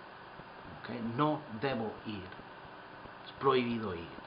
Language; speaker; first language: Spanish; non-native, fluent; English